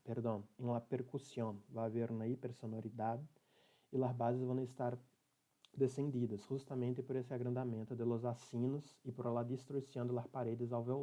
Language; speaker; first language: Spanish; non-native, learner; Portuguese